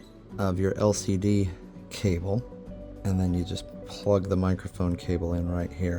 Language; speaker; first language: English; native; English